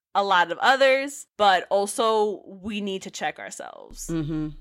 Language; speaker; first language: English; native; English